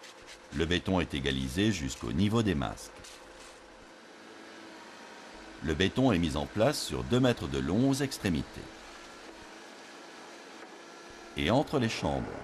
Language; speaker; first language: French; native; French